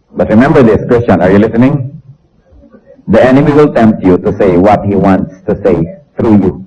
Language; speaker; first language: English; non-native, local second language; Filipino